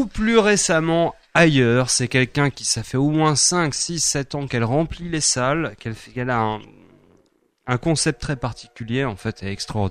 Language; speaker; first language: French; native; French